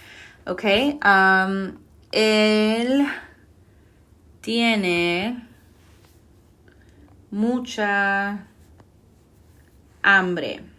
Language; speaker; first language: Spanish; non-native, fluent; English